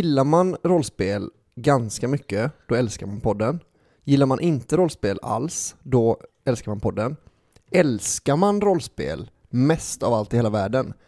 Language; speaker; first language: Swedish; native; Swedish